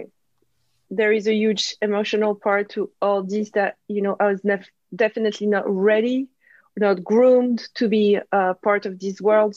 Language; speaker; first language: English; non-native, fluent; French